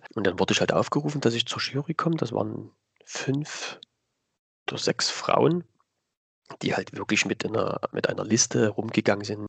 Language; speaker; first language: German; native; German